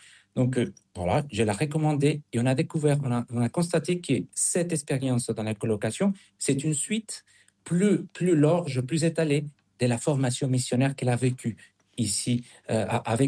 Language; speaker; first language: French; non-native, fluent; Spanish